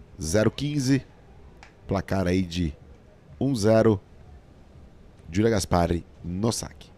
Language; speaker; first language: Portuguese; native; Portuguese